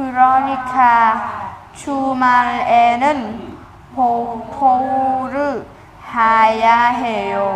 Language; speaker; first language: Korean; non-native, learner; Vietnamese